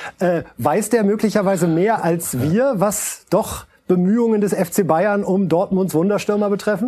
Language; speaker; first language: German; native; German